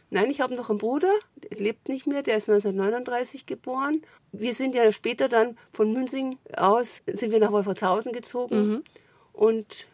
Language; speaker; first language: German; early bilingual, other home language; French